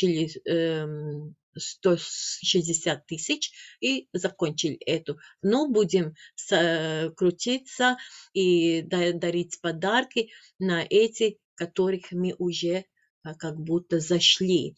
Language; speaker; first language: Russian; non-native, fluent; Latvian